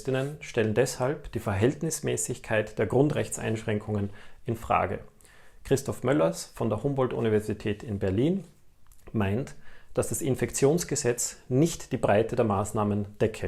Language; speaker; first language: German; native; German